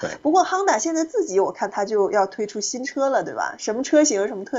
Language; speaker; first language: Chinese; native; Chinese